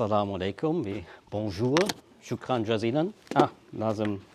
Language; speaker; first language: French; non-native, learner; German